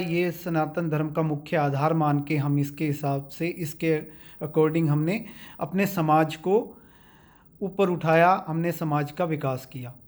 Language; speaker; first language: Hindi; native; Hindi